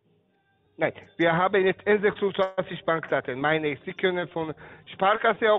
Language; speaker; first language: German; non-native, learner; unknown